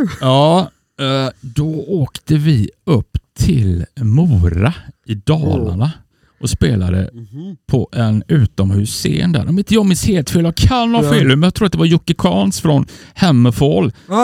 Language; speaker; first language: Swedish; native; Swedish